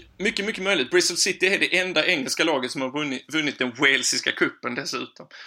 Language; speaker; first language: Swedish; native; Swedish